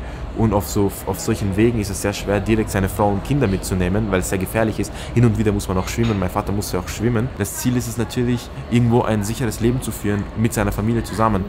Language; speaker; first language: German; early bilingual, other home language; Persian